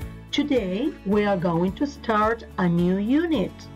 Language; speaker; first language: English; non-native, fluent; Spanish